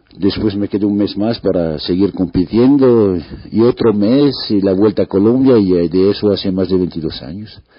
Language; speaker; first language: Spanish; non-native, fluent; French